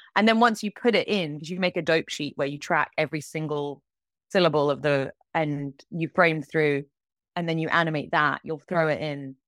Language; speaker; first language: English; native; English